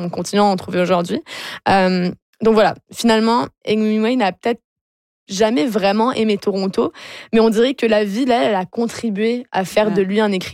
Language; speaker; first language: French; native; French